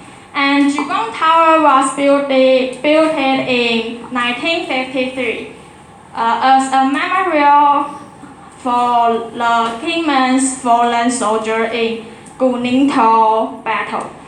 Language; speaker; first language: English; non-native, learner; Chinese